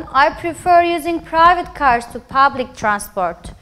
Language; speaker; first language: English; non-native, fluent; Turkish